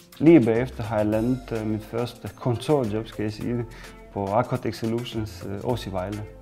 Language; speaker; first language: Danish; non-native, fluent; Romanian